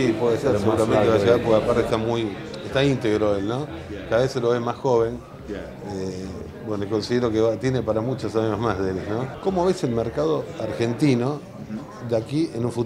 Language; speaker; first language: Spanish; native; Spanish